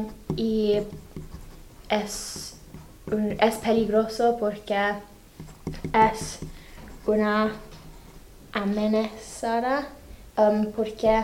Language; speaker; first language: Spanish; non-native, fluent; English